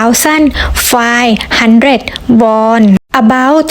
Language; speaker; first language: English; non-native, learner; Thai